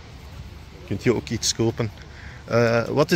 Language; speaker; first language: Dutch; non-native, fluent; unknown